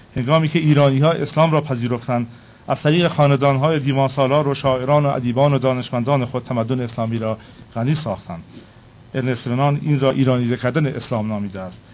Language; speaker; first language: Persian; non-native, local second language; Kurdish